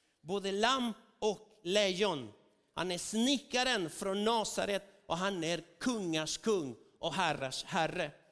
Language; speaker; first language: Swedish; non-native, fluent; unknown